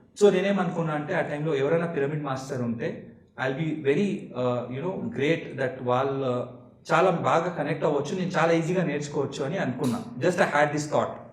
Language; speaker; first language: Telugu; non-native, local second language; Marathi